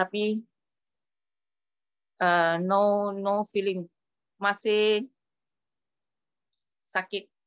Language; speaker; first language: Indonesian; non-native, local second language; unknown